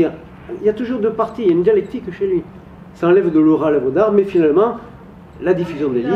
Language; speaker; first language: French; native; French